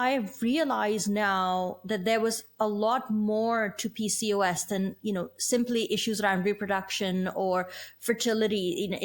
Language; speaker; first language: English; native; English